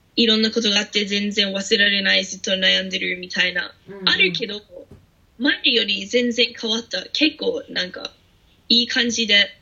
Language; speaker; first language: Japanese; non-native, fluent; English